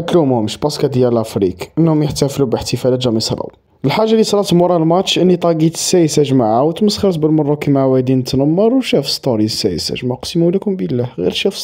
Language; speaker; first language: Arabic; native; Arabic